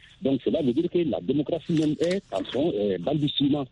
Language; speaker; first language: French; non-native, local second language; Bambara